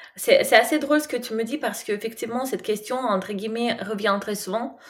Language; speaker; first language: French; non-native, fluent; Russian